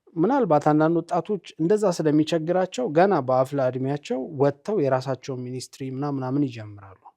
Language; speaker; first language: Amharic; native; Amharic